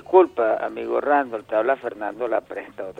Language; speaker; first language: Spanish; native; Spanish